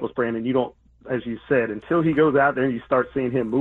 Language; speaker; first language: English; native; English